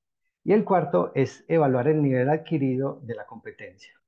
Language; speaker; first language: Spanish; native; Spanish